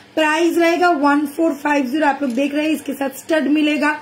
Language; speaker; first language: Hindi; non-native, local second language; Bangla